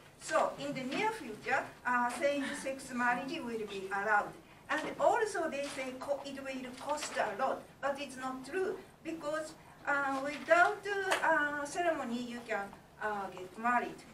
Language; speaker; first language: English; non-native, learner; Japanese